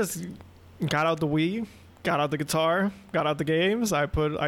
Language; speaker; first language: English; non-native, fluent; Spanish